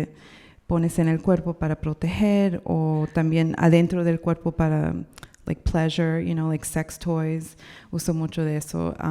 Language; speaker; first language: Spanish; non-native, learner; English